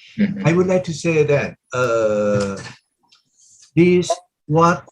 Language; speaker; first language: English; non-native, learner; Thai